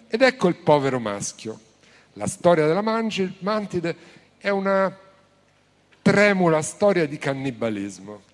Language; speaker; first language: Italian; native; Italian